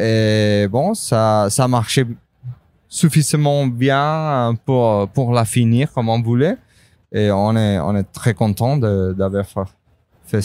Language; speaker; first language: French; non-native, fluent; Spanish